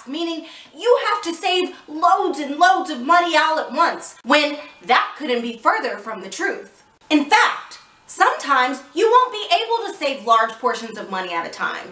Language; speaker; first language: English; native; English